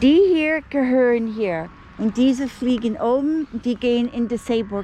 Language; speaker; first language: German; non-native, learner; English